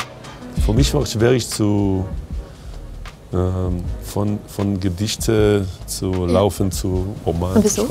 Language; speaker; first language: German; non-native, learner; Hebrew